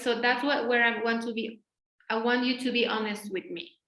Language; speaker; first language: English; non-native, fluent; Spanish